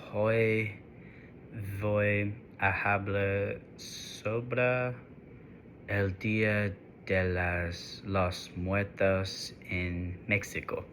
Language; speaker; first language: Spanish; non-native, learner; English